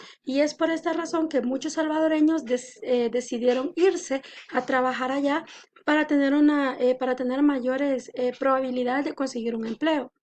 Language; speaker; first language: Spanish; native; Spanish